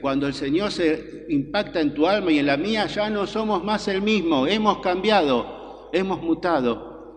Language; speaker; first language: Spanish; native; Spanish